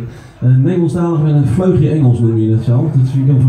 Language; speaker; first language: Dutch; native; Dutch